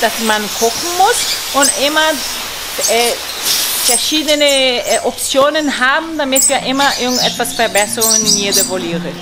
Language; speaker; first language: German; non-native, learner; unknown